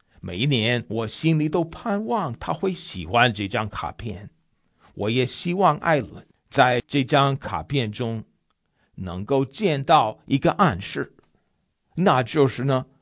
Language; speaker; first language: Chinese; non-native, fluent; English